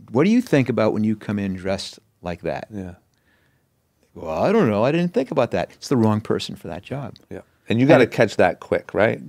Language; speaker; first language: English; native; English